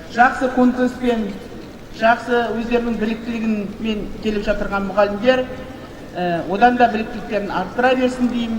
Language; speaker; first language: Kazakh; native; Kazakh